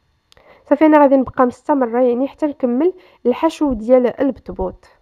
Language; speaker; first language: Arabic; native; Arabic